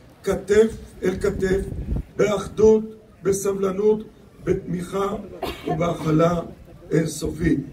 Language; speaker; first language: Hebrew; native; Hebrew